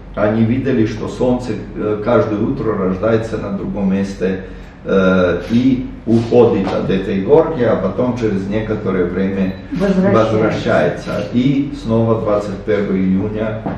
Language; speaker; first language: Russian; non-native, fluent; Serbian